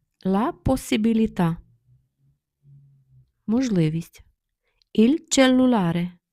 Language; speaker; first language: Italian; non-native, learner; Ukrainian